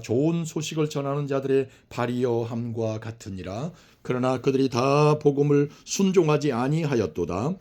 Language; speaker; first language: Korean; native; Korean